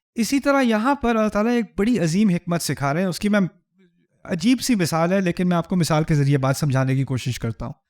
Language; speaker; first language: Urdu; early bilingual, heritage; Urdu